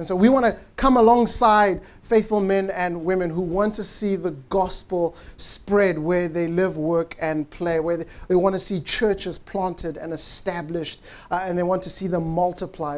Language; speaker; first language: English; non-native, local second language; Tswana